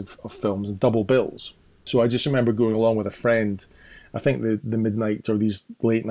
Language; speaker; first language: English; native; English